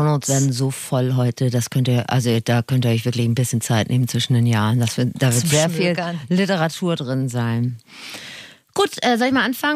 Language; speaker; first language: German; native; German